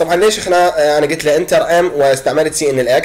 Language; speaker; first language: Arabic; native; Arabic